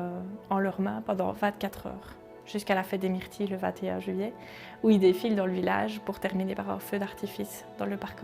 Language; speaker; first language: French; native; French